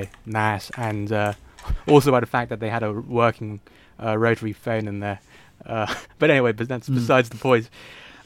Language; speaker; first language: English; native; English